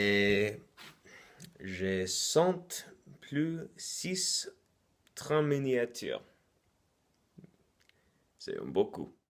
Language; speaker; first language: French; non-native, learner; English